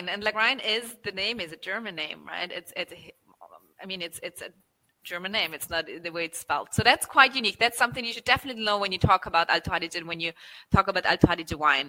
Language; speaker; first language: English; non-native, fluent; German